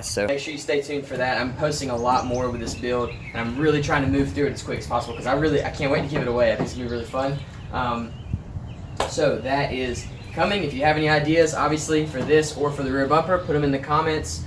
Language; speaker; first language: English; native; English